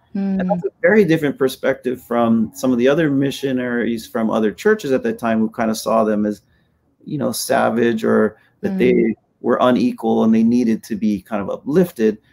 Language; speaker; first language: English; native; English